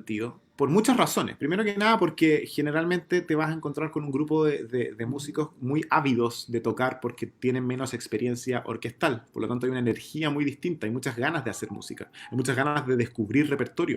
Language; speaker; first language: Spanish; native; Spanish